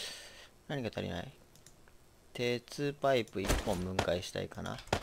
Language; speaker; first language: Japanese; native; Japanese